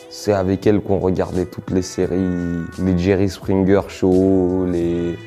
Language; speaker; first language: French; native; French